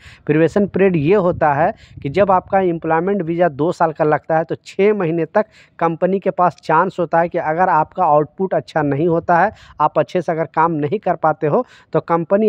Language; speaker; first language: Hindi; native; Hindi